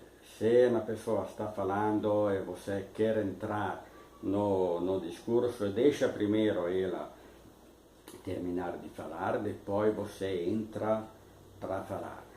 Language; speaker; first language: Portuguese; non-native, fluent; Italian